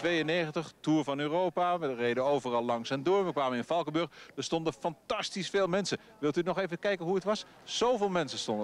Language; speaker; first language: Dutch; native; Dutch